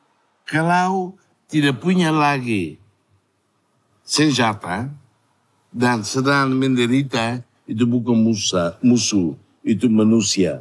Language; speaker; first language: Indonesian; non-native, learner; Tetum